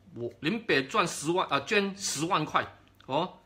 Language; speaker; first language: Chinese; native; Chinese